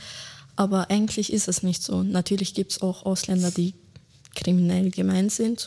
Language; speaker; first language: German; early bilingual, other home language; Bosnian